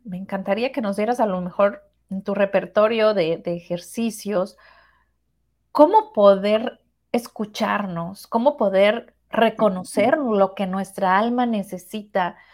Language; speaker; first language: Spanish; native; Spanish